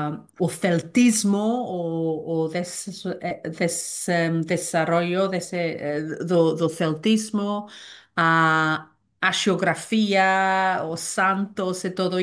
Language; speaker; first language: Portuguese; non-native, learner; Welsh